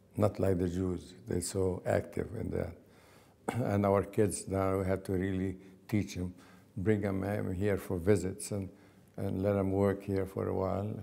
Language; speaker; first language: English; non-native, fluent; Arabic